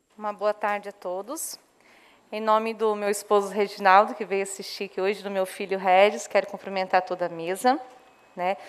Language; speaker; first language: Portuguese; non-native, local second language; Low German